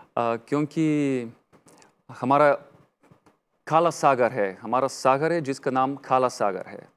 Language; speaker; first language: Hindi; non-native, fluent; Bulgarian